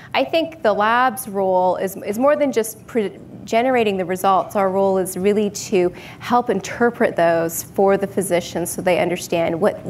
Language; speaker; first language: English; native; English